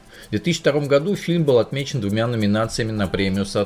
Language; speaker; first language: Russian; native; Russian